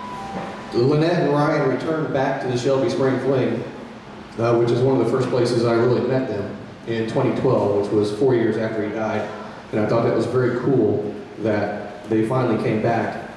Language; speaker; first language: English; native; English